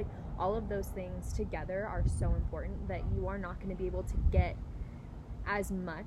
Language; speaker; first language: English; native; English